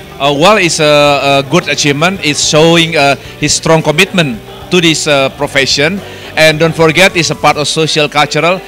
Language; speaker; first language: English; non-native, fluent; Indonesian